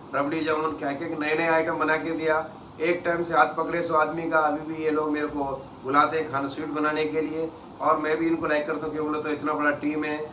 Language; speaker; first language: Hindi; non-native, local second language; Kannada